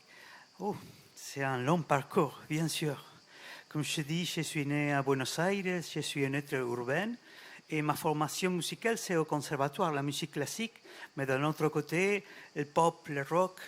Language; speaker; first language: French; non-native, fluent; Spanish